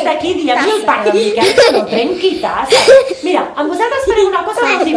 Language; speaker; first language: Catalan; native; Catalan